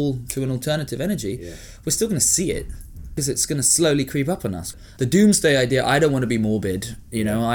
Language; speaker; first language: English; native; English